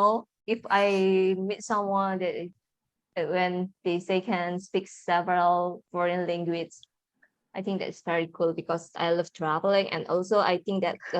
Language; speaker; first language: English; non-native, learner; Indonesian